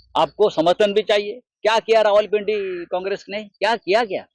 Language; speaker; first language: Hindi; non-native, local second language; Marathi